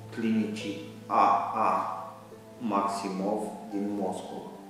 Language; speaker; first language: Romanian; native; Romanian